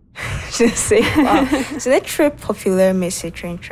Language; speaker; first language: French; non-native, learner; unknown